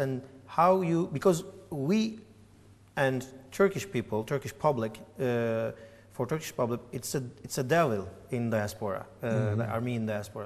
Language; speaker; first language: English; non-native, fluent; Turkish